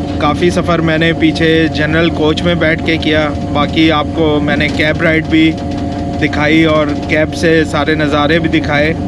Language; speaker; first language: Urdu; native; Urdu